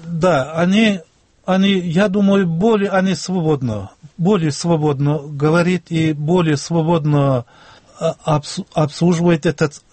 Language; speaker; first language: Russian; non-native, local second language; Turkmen